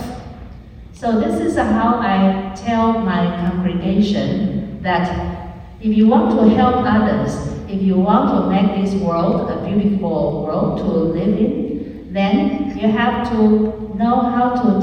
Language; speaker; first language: English; non-native, fluent; Chinese